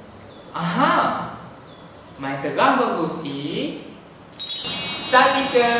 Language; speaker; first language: German; non-native, learner; Malay